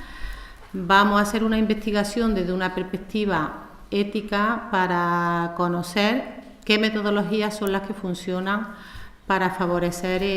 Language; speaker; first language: Spanish; native; Spanish